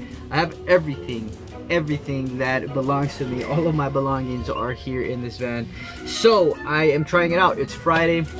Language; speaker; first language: English; native; English